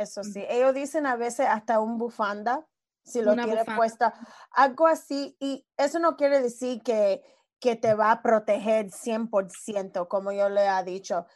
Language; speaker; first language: Spanish; early bilingual, other home language; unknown